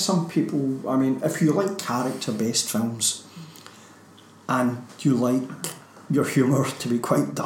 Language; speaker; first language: English; native; English